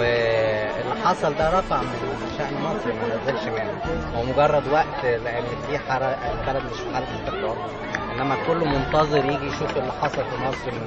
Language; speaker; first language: Arabic; native; Arabic